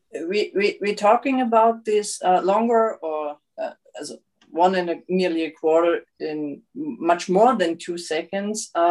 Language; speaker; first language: English; non-native, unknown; German